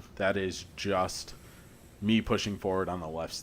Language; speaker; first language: English; native; English